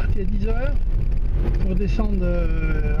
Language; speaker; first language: French; native; French